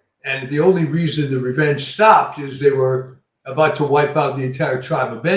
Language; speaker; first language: English; native; English